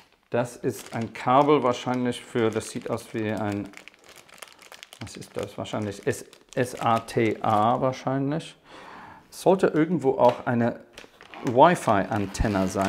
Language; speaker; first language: German; non-native, fluent; English